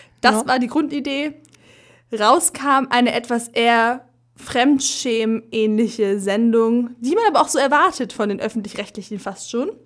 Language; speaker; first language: German; early bilingual, other home language; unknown